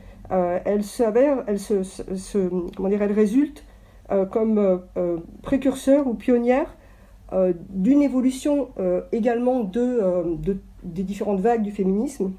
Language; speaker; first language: French; native; French